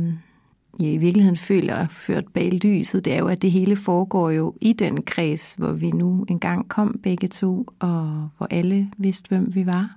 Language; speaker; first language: Danish; native; Danish